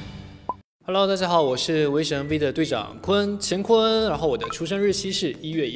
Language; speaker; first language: Chinese; native; Chinese